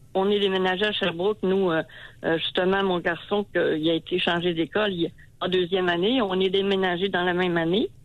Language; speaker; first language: French; native; French